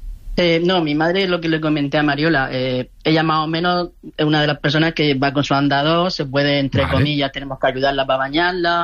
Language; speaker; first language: Spanish; native; Spanish